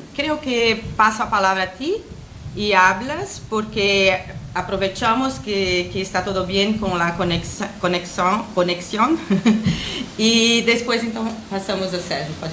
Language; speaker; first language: Spanish; non-native, fluent; Portuguese